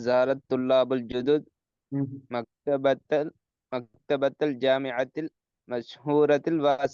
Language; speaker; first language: Arabic; non-native, learner; Tamil